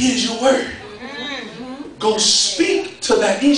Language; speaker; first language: English; native; English